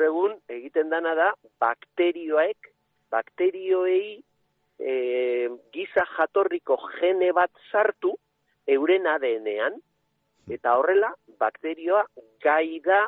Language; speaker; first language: Basque; native; Basque